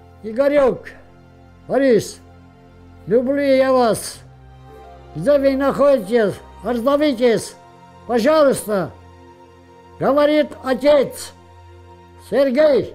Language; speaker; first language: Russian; non-native, local second language; Armenian